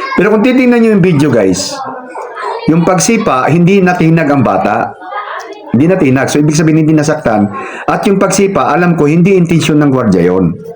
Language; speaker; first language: Filipino; non-native, local second language; Cebuano